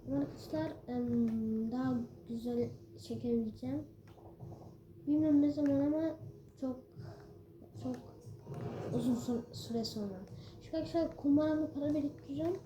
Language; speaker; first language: Turkish; early bilingual, heritage; Turkish